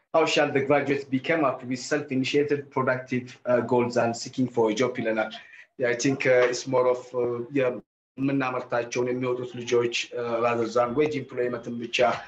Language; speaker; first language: English; non-native, local second language; Amharic